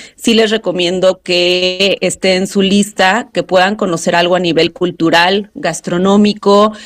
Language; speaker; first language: Spanish; native; Spanish